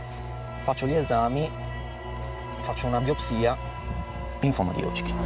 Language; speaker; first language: Italian; native; Italian